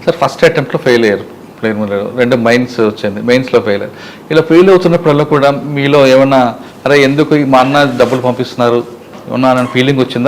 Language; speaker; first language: Telugu; native; Telugu